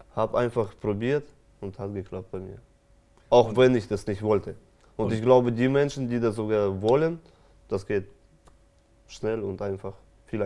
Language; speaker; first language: German; non-native, fluent; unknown